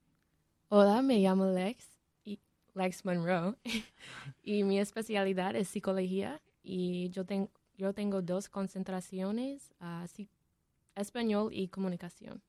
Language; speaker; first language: Spanish; non-native, learner; English